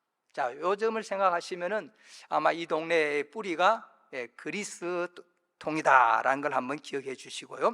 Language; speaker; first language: Korean; native; Korean